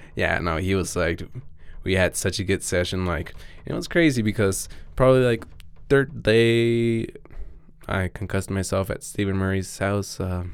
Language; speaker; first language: English; non-native, fluent; Spanish